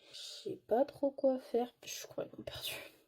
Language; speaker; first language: French; native; French